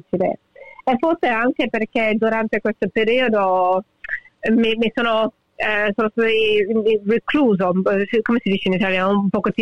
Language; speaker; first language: Italian; early bilingual, heritage; English